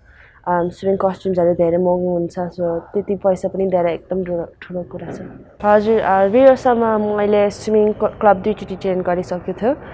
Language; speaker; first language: Nepali; early bilingual, heritage; Nepali